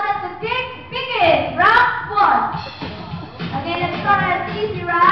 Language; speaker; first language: English; non-native, local second language; Filipino